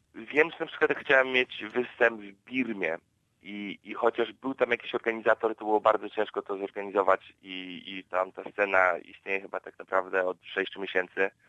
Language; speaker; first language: Polish; native; Polish